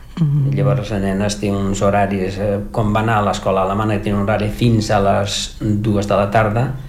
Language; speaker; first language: Catalan; non-native, fluent; Portuguese